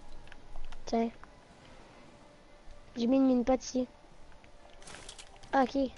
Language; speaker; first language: French; native; French